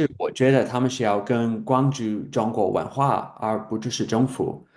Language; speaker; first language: Chinese; non-native, fluent; English